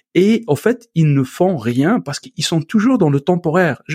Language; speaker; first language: French; non-native, local second language; Arabic